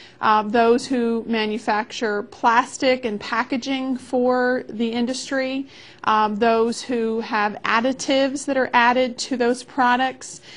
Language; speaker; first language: English; native; English